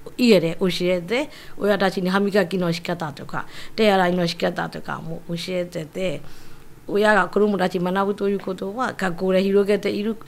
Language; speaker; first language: Japanese; non-native, fluent; Burmese